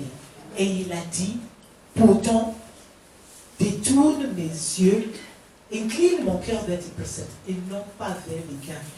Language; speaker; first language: French; non-native, fluent; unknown